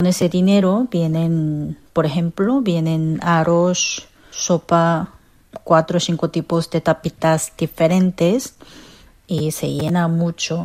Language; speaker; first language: Spanish; non-native, fluent; Korean